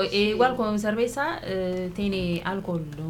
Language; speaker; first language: Spanish; non-native, learner; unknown